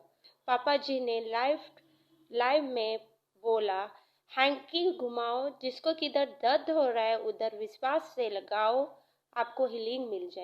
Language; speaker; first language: Hindi; non-native, local second language; Konkani